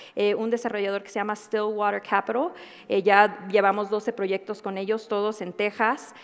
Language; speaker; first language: Spanish; early bilingual, heritage; Spanish